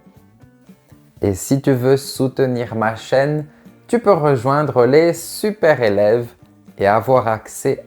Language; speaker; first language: French; native; French